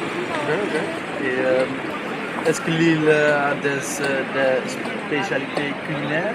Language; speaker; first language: French; non-native, learner; Dutch